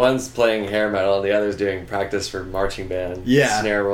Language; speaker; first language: English; native; English